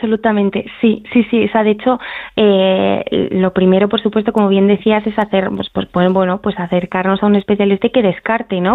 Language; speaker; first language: Spanish; native; Spanish